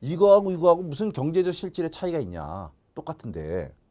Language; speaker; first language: Korean; native; Korean